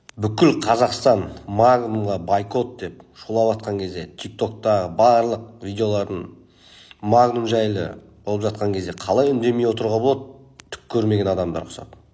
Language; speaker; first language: Kazakh; native; Kazakh